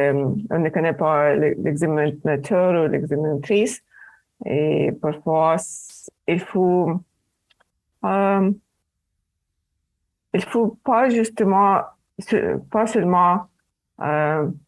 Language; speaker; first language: French; non-native, learner; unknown